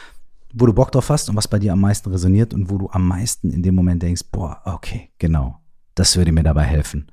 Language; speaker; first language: German; native; German